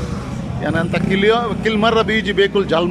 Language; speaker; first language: Arabic; non-native, learner; Bangla